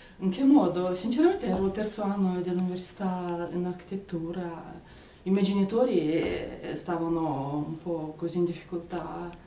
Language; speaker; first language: Italian; non-native, fluent; Romanian